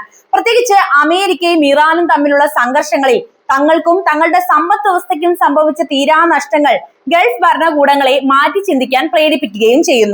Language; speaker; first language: Malayalam; native; Malayalam